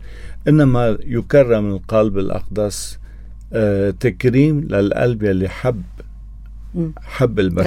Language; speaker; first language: Arabic; native; Arabic